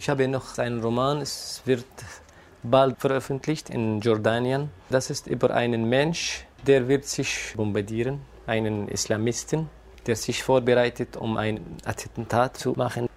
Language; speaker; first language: German; non-native, fluent; Kurdish